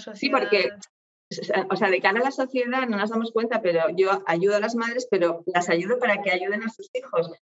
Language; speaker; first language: Spanish; native; Spanish